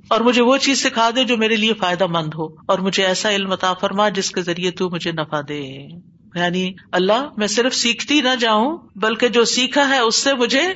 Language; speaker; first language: Urdu; native; Urdu